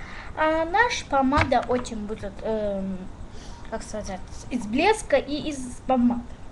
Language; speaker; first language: Russian; non-native, learner; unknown